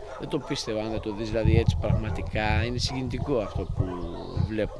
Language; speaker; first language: Greek; native; Greek